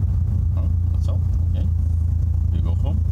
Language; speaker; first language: English; non-native, learner; Russian